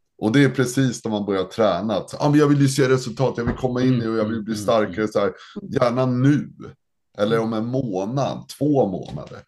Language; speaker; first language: Swedish; native; Swedish